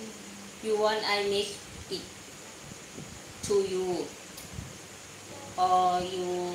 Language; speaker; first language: English; non-native, learner; Thai